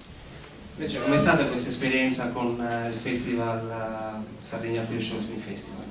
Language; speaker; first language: Italian; native; Italian